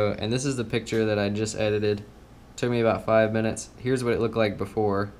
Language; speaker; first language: English; native; English